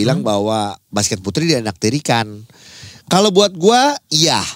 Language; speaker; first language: Indonesian; native; Indonesian